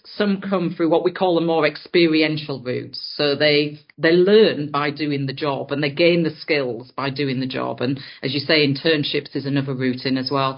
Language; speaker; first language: English; native; English